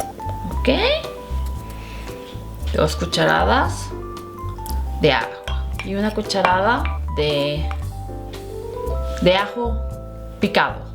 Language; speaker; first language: Spanish; non-native, fluent; Korean